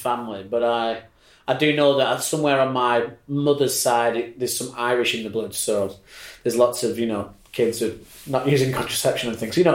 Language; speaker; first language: English; native; English